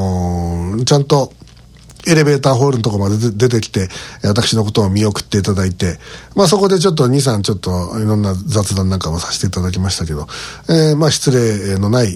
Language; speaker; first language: Japanese; native; Japanese